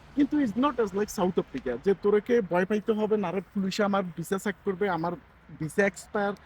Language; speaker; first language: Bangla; native; Bangla